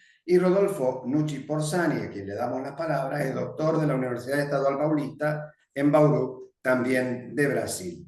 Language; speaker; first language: Spanish; native; Spanish